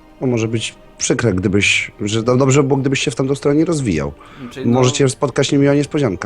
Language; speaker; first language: Polish; native; Polish